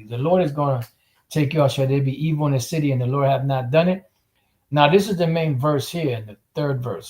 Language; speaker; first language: English; native; English